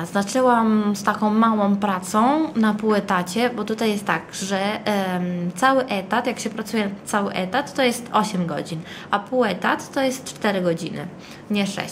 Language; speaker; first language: Polish; early bilingual, heritage; Italian